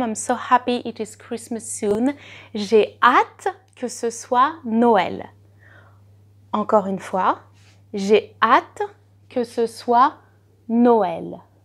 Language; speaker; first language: French; native; French